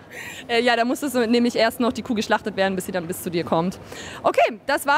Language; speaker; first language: German; native; German